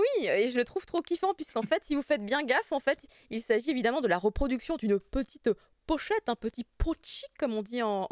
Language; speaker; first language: French; native; French